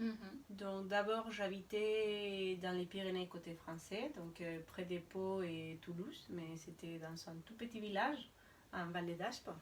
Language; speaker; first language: French; non-native, fluent; Spanish